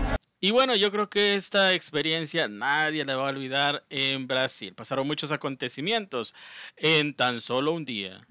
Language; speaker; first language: Spanish; native; Spanish